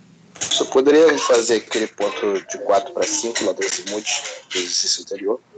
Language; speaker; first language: Portuguese; native; Portuguese